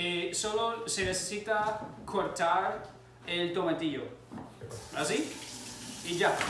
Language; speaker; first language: Spanish; non-native, fluent; English